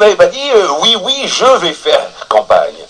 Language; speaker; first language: French; native; French